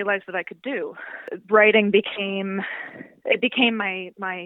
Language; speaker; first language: English; native; English